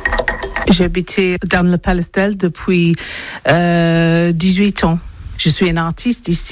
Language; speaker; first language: French; non-native, learner; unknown